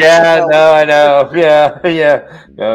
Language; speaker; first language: English; native; English